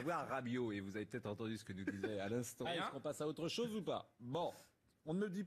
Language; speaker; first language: French; native; French